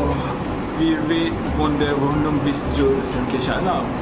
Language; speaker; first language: German; non-native, learner; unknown